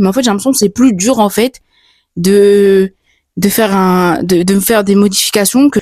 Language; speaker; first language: French; native; French